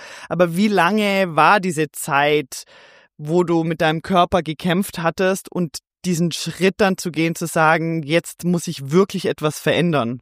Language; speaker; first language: German; native; German